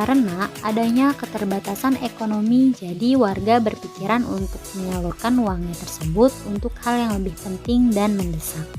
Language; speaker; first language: Malay; native; Malay